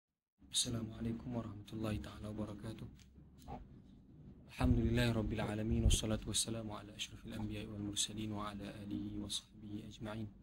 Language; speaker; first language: Arabic; non-native, fluent; Malay